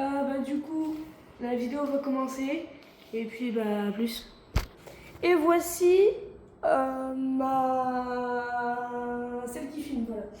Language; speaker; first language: French; native; French